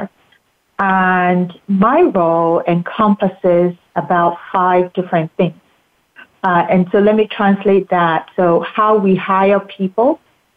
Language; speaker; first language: English; non-native, local second language; Akan